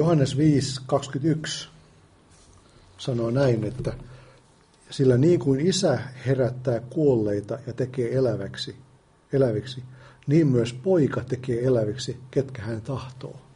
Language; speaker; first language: Finnish; native; Finnish